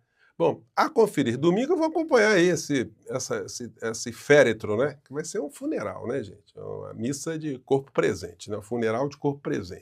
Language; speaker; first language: Portuguese; native; Portuguese